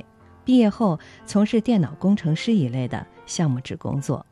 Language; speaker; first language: Chinese; native; Chinese